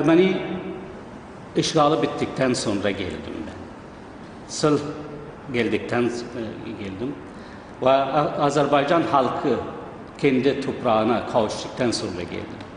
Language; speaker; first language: Turkish; non-native, learner; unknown